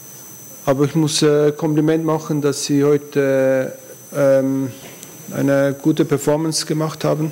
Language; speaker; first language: German; early bilingual, other home language; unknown